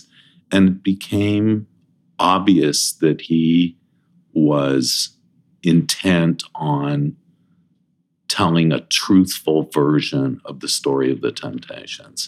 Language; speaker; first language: English; native; English